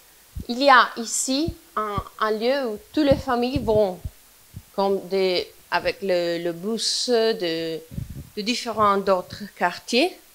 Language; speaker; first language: French; non-native, fluent; Italian